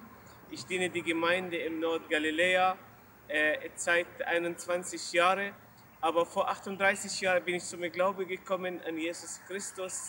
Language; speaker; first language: German; non-native, learner; Arabic